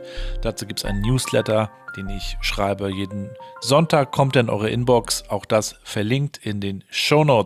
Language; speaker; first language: German; native; German